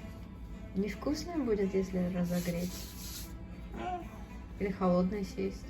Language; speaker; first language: Russian; early bilingual, heritage; English